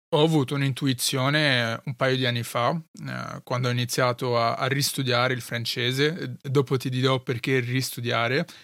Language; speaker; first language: Italian; early bilingual, other home language; Arabic